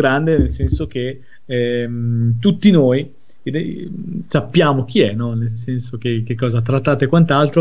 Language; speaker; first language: Italian; native; Italian